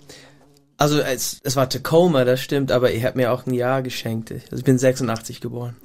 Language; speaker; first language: German; non-native, fluent; English